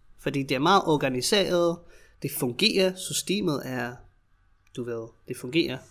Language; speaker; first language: Danish; native; Danish